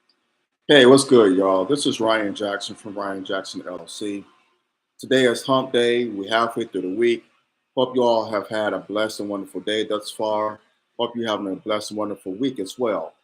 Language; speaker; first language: English; native; English